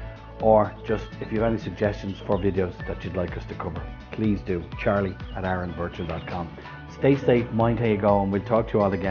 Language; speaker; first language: English; native; English